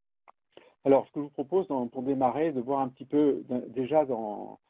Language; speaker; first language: French; native; French